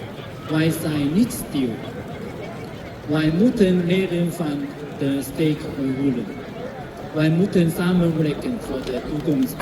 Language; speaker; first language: Dutch; non-native, fluent; Cantonese